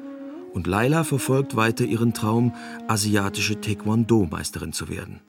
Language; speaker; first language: German; native; German